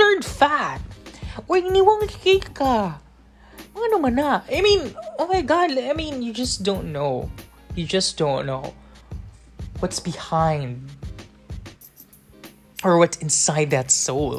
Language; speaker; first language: English; non-native, local second language; Cebuano